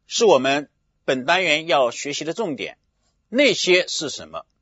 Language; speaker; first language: Chinese; native; Chinese